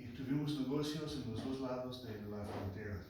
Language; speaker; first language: Spanish; non-native, local second language; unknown